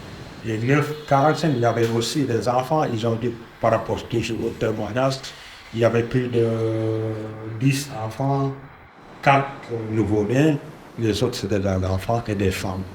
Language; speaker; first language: French; non-native, local second language; Arabic